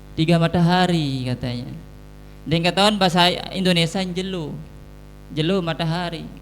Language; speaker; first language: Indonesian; non-native, local second language; Sasak